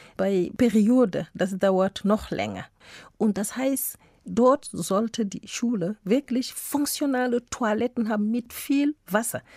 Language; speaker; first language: German; non-native, fluent; Fula